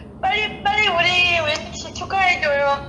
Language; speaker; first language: Korean; non-native, fluent; Chinese